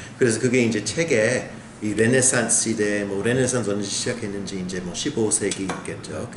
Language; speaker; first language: Korean; non-native, fluent; English